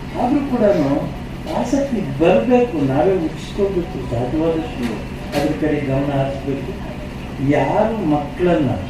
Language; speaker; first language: Kannada; non-native, local second language; Telugu